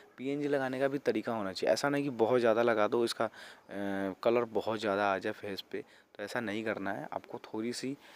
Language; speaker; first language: Hindi; native; Hindi